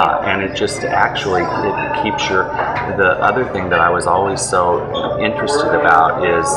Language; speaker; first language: English; native; English